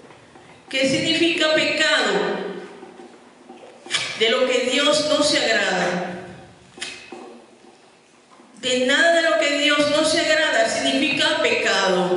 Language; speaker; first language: Spanish; native; Spanish